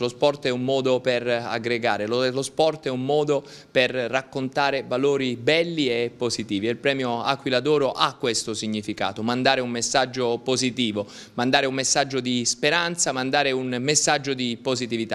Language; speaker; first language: Italian; native; Italian